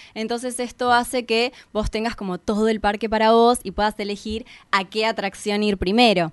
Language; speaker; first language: Spanish; native; Spanish